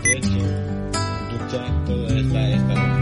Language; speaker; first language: Spanish; non-native, learner; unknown